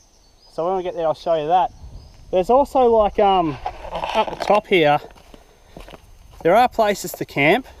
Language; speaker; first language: English; native; English